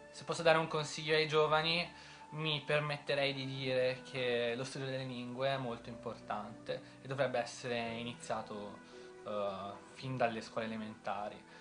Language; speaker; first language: Italian; native; Italian